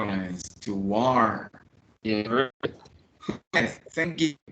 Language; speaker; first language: English; non-native, fluent; Spanish